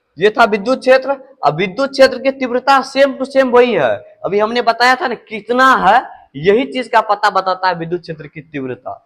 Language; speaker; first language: Hindi; native; Hindi